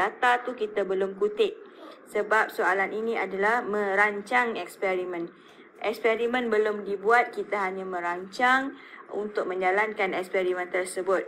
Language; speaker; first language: Malay; native; Malay